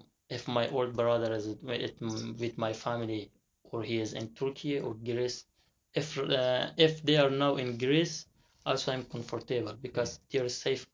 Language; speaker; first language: English; non-native, learner; Persian